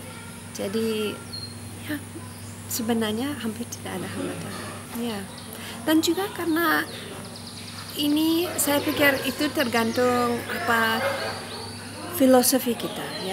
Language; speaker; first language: Indonesian; non-native, fluent; English